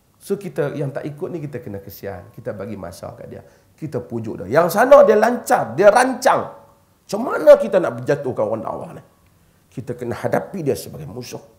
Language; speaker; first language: Malay; native; Malay